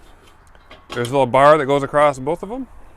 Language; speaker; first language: English; native; English